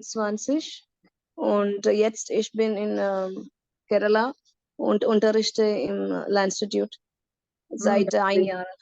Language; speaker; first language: German; non-native, learner; Malayalam